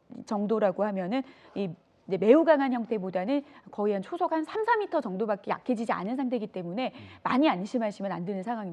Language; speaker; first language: Korean; native; Korean